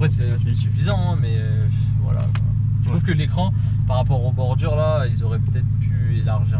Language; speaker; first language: French; native; French